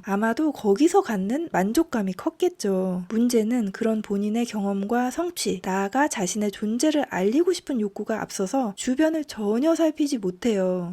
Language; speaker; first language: Korean; native; Korean